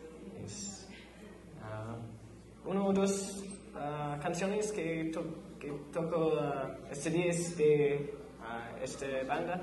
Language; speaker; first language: Spanish; non-native, learner; English